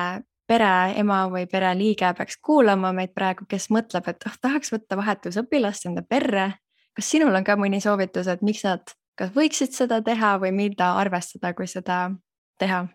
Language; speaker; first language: Estonian; native; Estonian